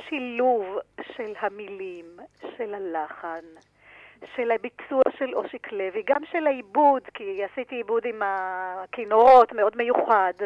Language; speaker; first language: Hebrew; native; Hebrew